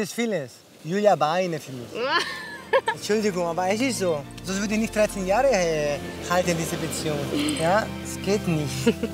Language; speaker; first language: German; non-native, fluent; Greek